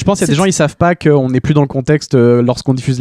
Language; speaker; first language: French; native; French